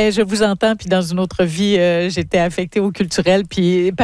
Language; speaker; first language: French; native; French